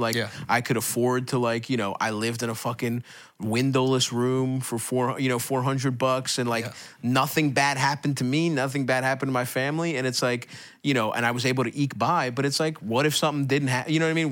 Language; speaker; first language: English; native; English